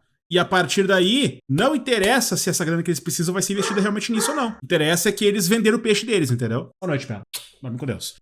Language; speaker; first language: Portuguese; native; Portuguese